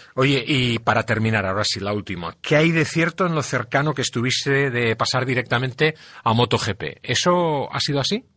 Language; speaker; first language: Spanish; non-native, local second language; Catalan